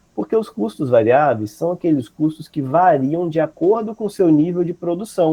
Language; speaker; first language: Portuguese; native; Portuguese